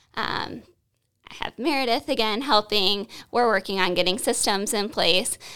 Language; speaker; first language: English; native; English